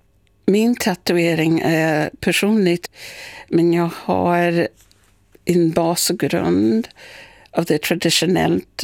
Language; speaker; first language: Swedish; non-native, fluent; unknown